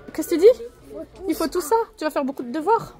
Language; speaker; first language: French; native; French